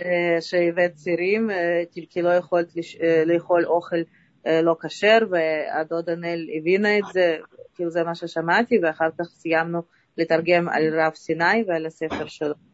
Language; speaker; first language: Hebrew; non-native, fluent; Russian